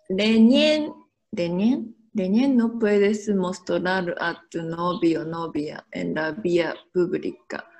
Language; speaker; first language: Spanish; non-native, learner; Japanese